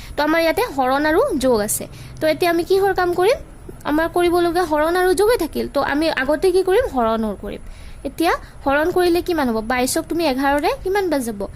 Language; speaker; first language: Assamese; native; Assamese